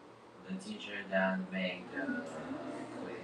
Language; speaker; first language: English; non-native, learner; Chinese